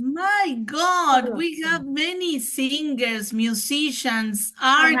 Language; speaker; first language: English; non-native, fluent; Spanish